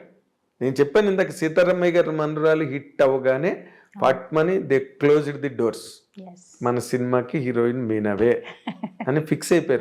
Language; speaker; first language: Telugu; native; Telugu